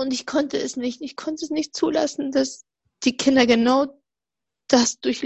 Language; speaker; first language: German; native; German